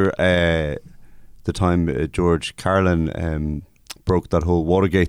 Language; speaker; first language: English; native; English